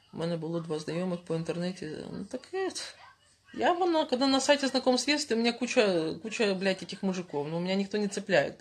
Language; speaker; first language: Ukrainian; non-native, local second language; Russian